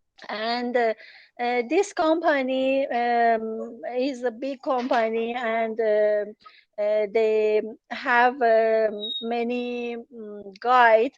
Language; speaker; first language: English; non-native, learner; Persian